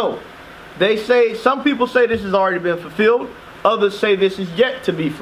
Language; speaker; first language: English; native; English